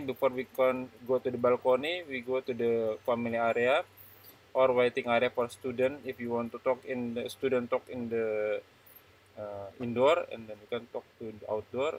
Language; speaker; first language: English; non-native, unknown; Indonesian